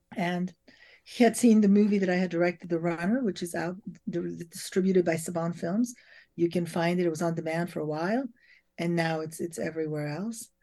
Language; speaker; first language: English; early bilingual, other home language; French